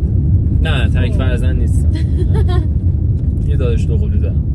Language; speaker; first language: Persian; native; Persian